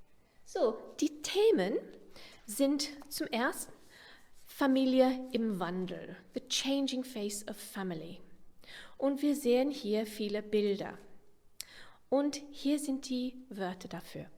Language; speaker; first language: German; non-native, fluent; English